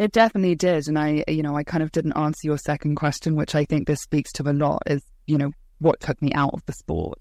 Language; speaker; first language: English; native; English